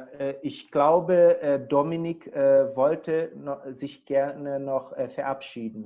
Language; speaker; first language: German; non-native, fluent; Portuguese